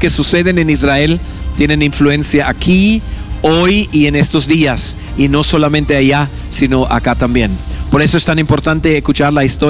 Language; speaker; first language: Spanish; non-native, fluent; German